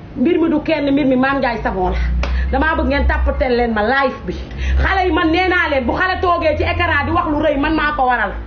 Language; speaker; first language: Wolof; non-native, local second language; Fula